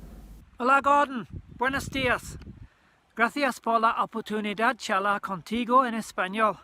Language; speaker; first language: Spanish; non-native, learner; English